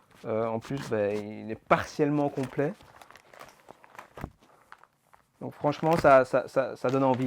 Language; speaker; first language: French; native; French